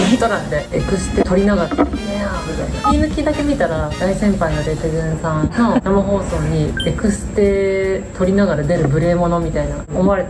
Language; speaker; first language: Japanese; native; Japanese